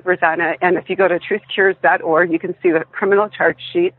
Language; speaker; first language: English; native; English